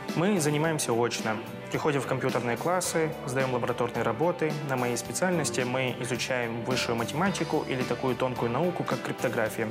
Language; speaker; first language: Russian; non-native, fluent; Arabic